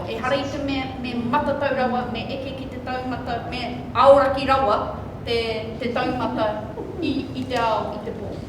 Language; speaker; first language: Māori; non-native, local second language; English